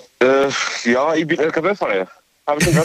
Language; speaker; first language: German; non-native, learner; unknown